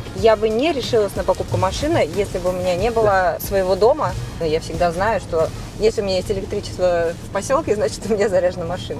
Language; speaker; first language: Russian; native; Russian